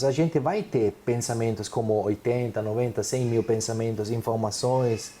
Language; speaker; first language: Portuguese; non-native, fluent; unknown